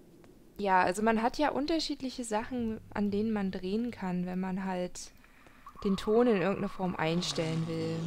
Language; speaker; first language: German; native; German